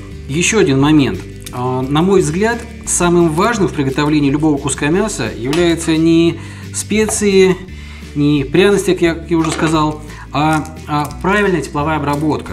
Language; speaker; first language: Russian; native; Russian